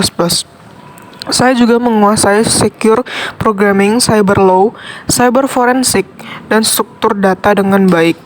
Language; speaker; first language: Indonesian; native; Indonesian